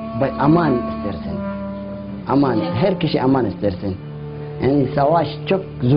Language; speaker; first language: Turkish; non-native, learner; Somali